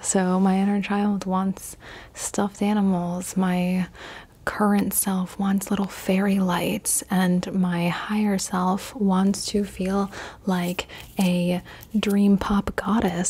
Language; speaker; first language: English; early bilingual, other home language; Spanish